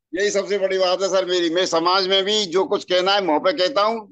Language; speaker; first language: Hindi; native; Hindi